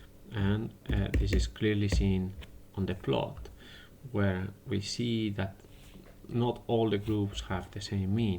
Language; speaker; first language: English; non-native, fluent; Spanish